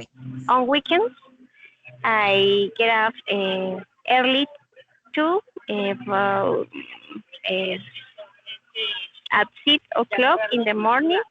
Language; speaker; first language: English; non-native, learner; Spanish